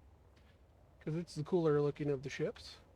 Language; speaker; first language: English; native; English